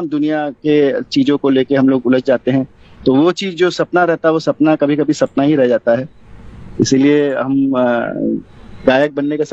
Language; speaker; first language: Hindi; native; Hindi